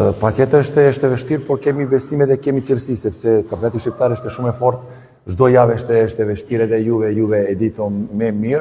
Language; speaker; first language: Albanian; non-native, learner; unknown